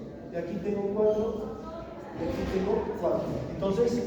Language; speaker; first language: Spanish; native; Spanish